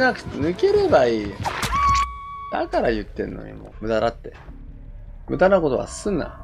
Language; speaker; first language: Japanese; native; Japanese